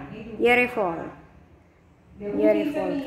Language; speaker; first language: English; non-native, local second language; Filipino